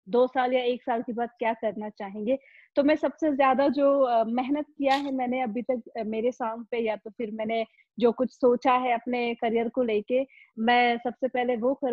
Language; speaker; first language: Hindi; non-native, fluent; Pashto